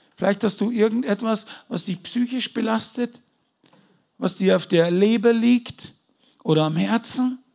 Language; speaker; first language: German; native; German